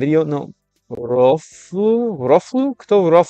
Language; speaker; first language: Russian; non-native, learner; English